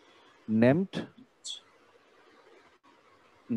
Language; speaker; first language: German; non-native, fluent; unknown